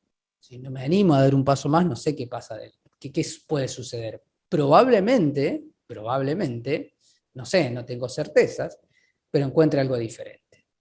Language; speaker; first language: Spanish; native; Spanish